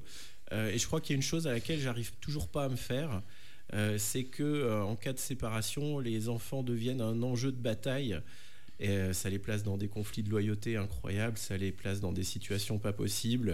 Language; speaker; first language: French; native; French